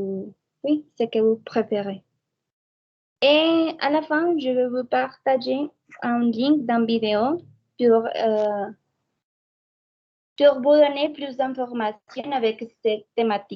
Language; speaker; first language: French; non-native, fluent; Spanish